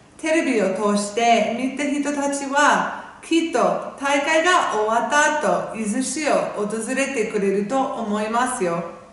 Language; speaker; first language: Japanese; non-native, fluent; English